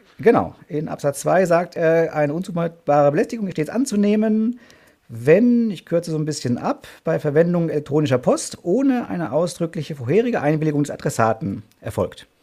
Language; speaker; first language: German; native; German